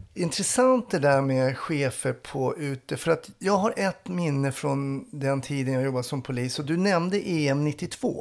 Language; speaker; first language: Swedish; native; Swedish